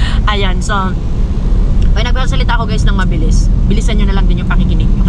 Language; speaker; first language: Filipino; native; Filipino